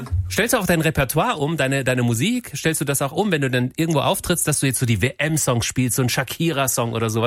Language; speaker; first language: German; native; German